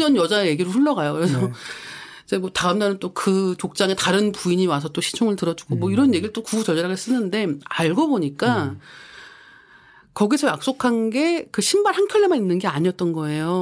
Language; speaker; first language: Korean; native; Korean